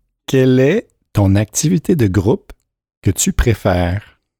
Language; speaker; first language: French; native; French